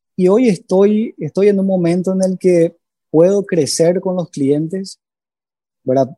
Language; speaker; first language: Spanish; native; Spanish